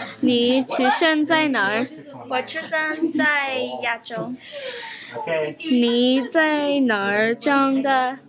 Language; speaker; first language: Chinese; non-native, learner; English